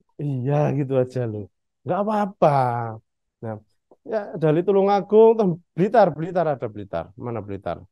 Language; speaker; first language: Indonesian; native; Indonesian